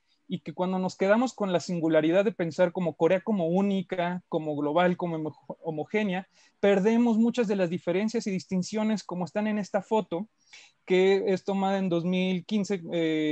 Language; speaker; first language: Spanish; native; Spanish